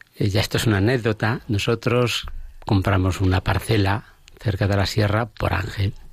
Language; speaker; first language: Spanish; native; Spanish